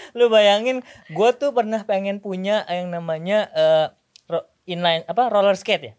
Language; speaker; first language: Indonesian; native; Indonesian